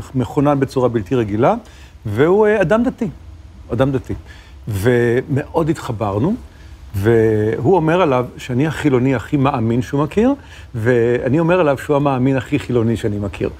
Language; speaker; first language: Hebrew; native; Hebrew